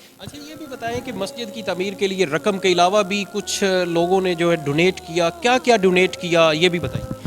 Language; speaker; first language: Urdu; non-native, local second language; Punjabi